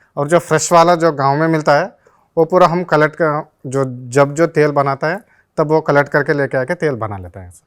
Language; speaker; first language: Hindi; non-native, local second language; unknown